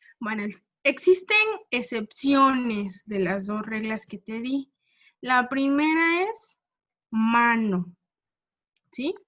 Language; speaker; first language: Spanish; non-native, fluent; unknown